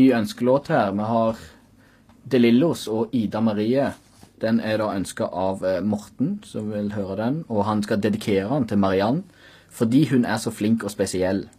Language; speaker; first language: Norwegian; native; Norwegian